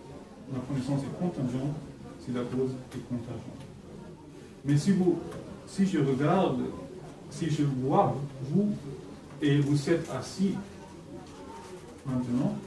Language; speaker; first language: French; non-native, fluent; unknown